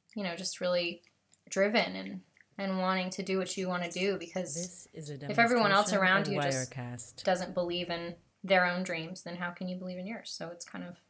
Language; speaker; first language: English; native; English